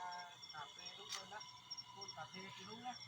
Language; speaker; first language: Vietnamese; non-native, local second language; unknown